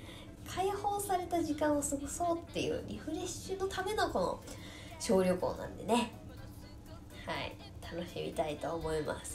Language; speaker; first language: Japanese; native; Japanese